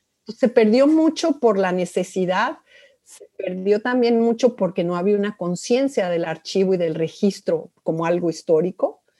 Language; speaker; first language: Spanish; native; Spanish